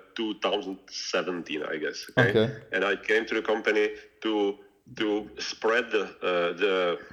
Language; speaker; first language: English; non-native, learner; Czech